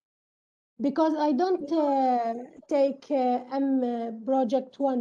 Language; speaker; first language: English; non-native, local second language; Malay